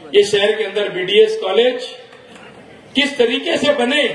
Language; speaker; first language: Hindi; non-native, local second language; Urdu